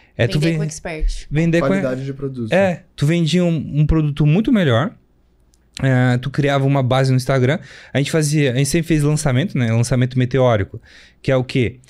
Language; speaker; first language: Portuguese; native; Portuguese